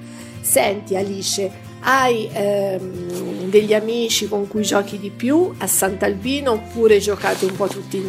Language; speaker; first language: Italian; native; Italian